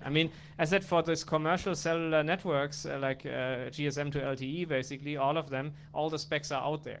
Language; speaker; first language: English; non-native, fluent; German